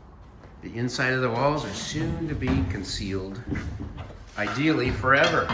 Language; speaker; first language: English; native; English